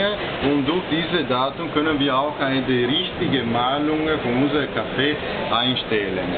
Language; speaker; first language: German; non-native, learner; Italian